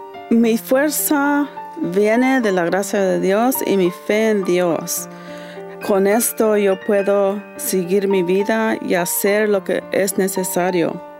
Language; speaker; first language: Spanish; early bilingual, heritage; Spanish